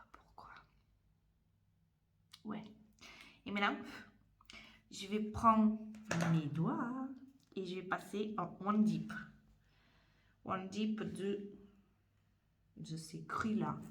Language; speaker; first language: French; non-native, fluent; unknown